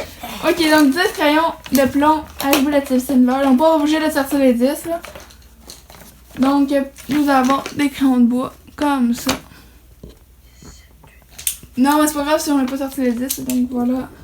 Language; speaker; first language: French; native; French